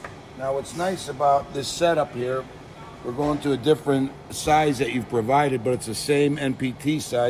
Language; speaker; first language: English; native; English